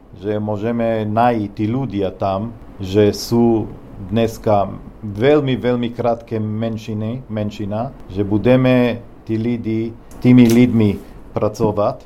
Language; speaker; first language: Czech; non-native, learner; Hebrew